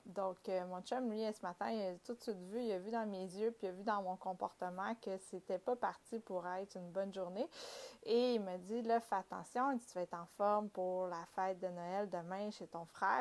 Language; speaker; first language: French; native; French